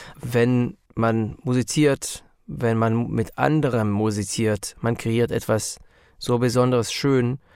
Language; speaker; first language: German; non-native, learner; Hebrew